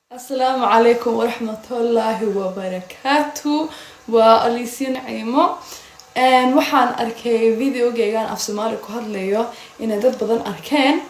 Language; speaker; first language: Somali; early bilingual, heritage; Somali